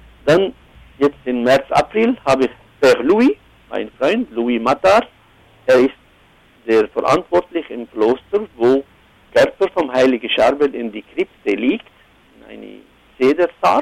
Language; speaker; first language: German; non-native, fluent; Arabic